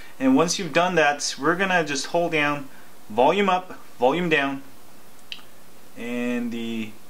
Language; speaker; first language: English; native; English